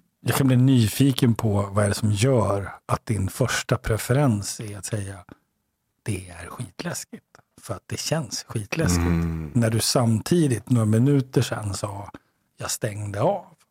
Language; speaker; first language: Swedish; native; Swedish